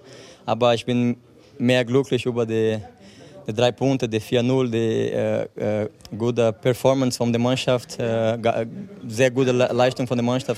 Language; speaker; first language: German; non-native, fluent; Portuguese